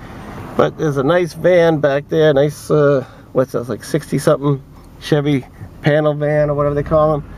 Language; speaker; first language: English; native; English